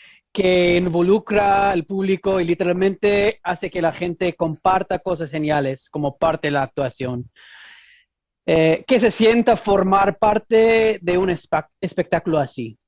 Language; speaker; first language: Spanish; non-native, fluent; English